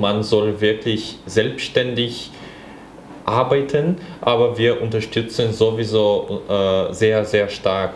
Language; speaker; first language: German; non-native, fluent; Bulgarian